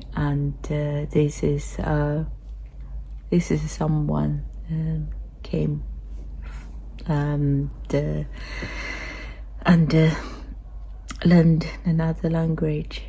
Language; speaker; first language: English; non-native, fluent; Chinese